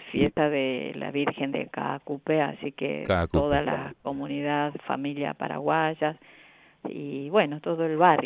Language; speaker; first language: Spanish; non-native, fluent; Korean